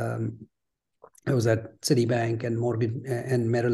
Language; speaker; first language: English; non-native, local second language; Gujarati